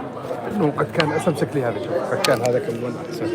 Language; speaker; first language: Arabic; native; Arabic